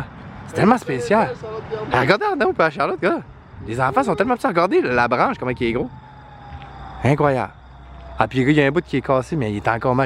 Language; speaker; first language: French; native; French